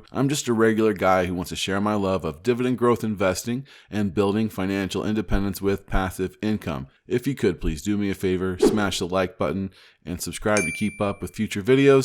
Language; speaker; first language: English; native; English